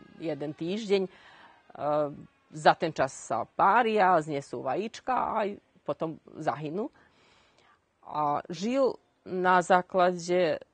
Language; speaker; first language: Slovak; native; Slovak